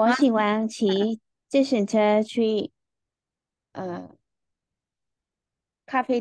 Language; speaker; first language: Chinese; non-native, learner; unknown